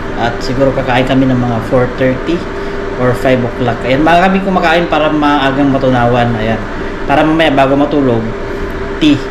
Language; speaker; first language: Filipino; non-native, local second language; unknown